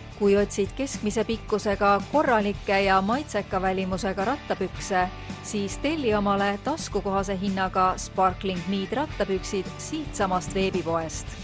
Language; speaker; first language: Estonian; native; Estonian